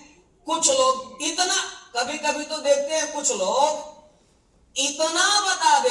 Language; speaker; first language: Hindi; native; Hindi